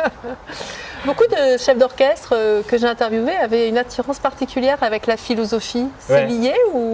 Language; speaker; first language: French; native; French